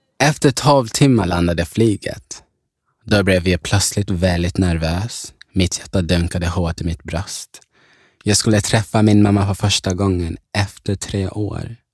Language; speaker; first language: Swedish; early bilingual, other home language; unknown